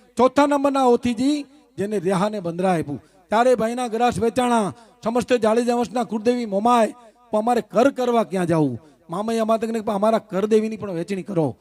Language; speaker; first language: Gujarati; non-native, local second language; Kachhi